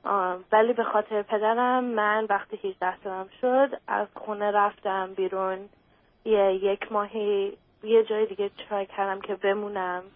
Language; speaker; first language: Persian; early bilingual, other home language; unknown